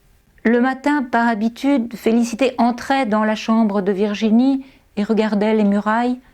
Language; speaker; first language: French; native; French